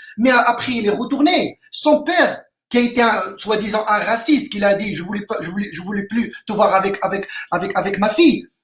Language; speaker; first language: French; non-native, local second language; Arabic